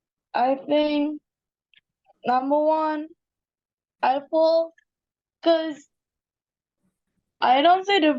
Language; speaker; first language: English; non-native, learner; Indonesian